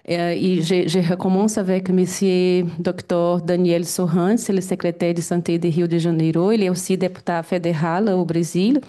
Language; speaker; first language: French; non-native, fluent; Portuguese